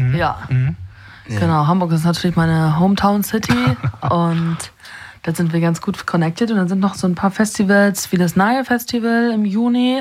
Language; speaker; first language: German; native; German